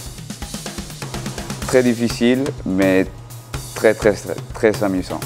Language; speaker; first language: French; non-native, fluent; Spanish